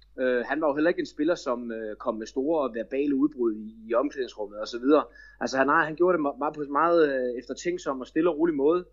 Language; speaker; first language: Danish; native; Danish